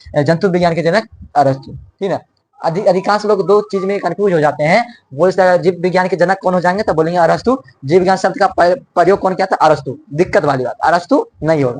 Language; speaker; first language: Hindi; native; Hindi